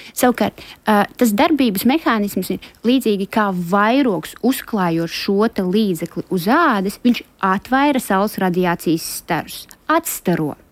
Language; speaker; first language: Latvian; non-native, local second language; Russian